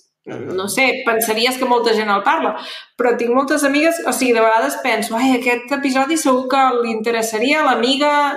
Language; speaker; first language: Catalan; native; Catalan